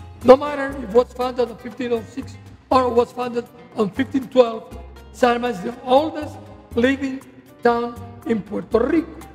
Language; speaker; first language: English; non-native, fluent; Spanish